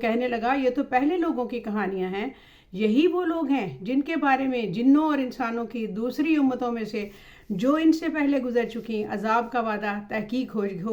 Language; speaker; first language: Urdu; native; Urdu